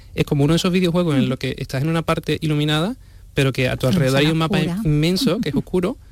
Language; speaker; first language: Spanish; native; Spanish